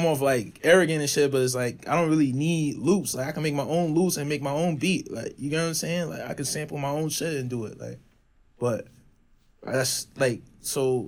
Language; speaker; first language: English; native; English